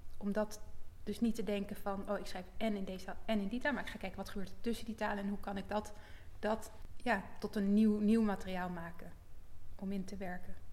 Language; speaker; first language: Dutch; native; Dutch